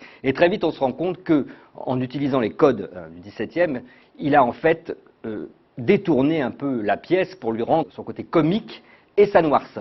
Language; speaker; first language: French; native; French